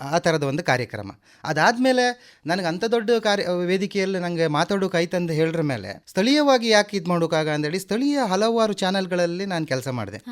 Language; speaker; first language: Kannada; native; Kannada